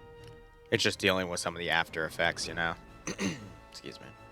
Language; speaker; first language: English; native; English